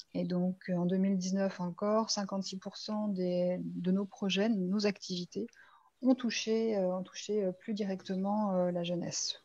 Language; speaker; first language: French; native; French